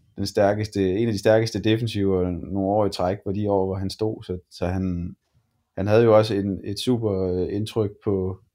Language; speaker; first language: Danish; native; Danish